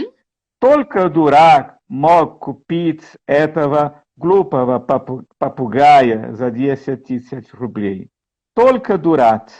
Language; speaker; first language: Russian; non-native, learner; Portuguese